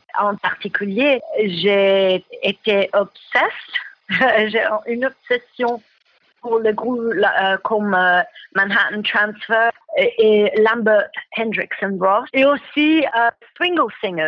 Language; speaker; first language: French; non-native, learner; Italian